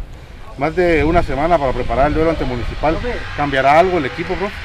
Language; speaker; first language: Spanish; native; Spanish